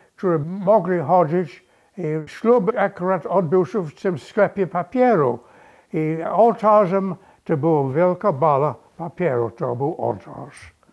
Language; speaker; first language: Polish; early bilingual, other home language; English